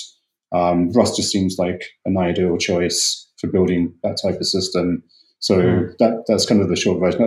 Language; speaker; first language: English; native; English